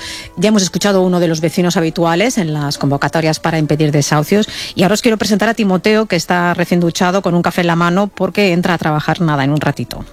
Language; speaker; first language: Spanish; native; Spanish